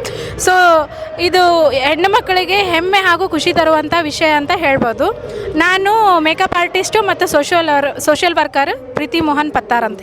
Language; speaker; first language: Kannada; native; Kannada